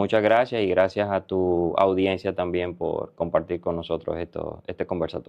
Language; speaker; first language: Spanish; native; Spanish